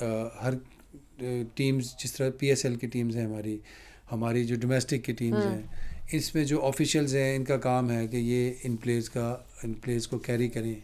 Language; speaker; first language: Urdu; native; Urdu